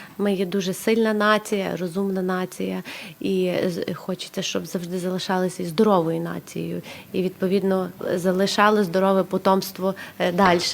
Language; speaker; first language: Ukrainian; native; Ukrainian